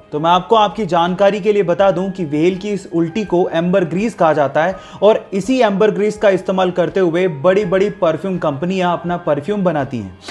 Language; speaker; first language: Hindi; native; Hindi